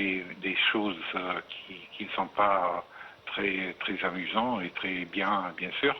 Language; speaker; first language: French; non-native, fluent; Arabic